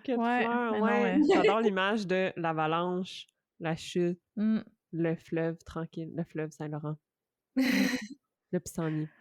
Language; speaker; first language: French; native; French